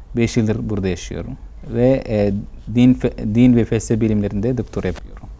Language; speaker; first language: Turkish; non-native, fluent; Malayalam